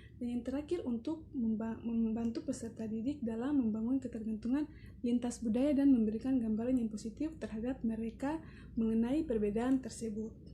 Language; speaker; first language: Indonesian; native; Indonesian